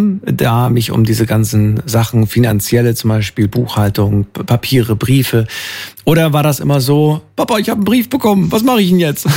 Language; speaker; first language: German; native; German